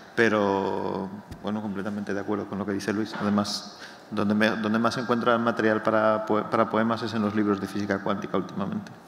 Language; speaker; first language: Spanish; native; Spanish